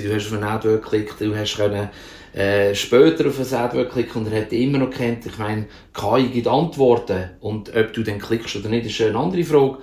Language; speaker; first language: German; native; German